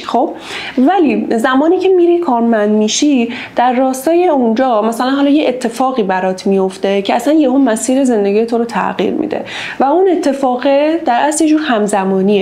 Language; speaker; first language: Persian; native; Persian